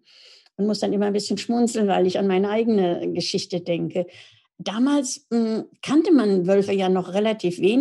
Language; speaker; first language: German; native; German